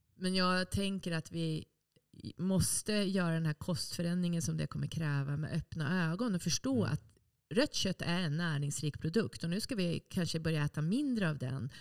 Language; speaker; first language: Swedish; native; Swedish